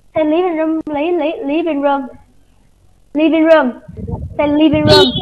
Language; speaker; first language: English; non-native, fluent; Vietnamese